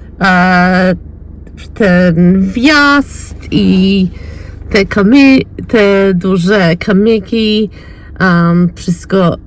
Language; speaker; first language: Polish; early bilingual, heritage; Polish